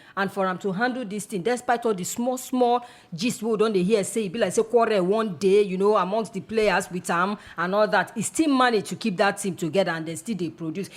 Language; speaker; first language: Nigerian Pidgin; native; Nigerian Pidgin